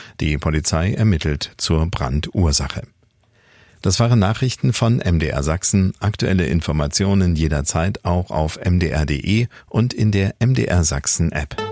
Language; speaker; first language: German; native; German